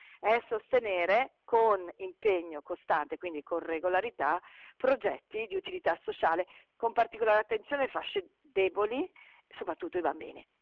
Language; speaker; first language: Italian; native; Italian